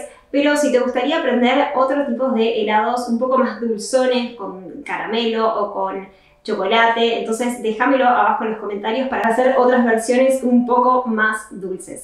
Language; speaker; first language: Spanish; native; Spanish